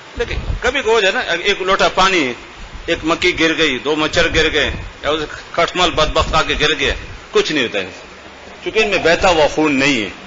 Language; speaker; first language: Urdu; non-native, local second language; Baluchi